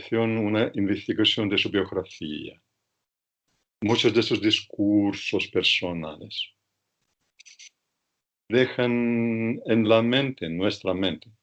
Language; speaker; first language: Spanish; non-native, fluent; Russian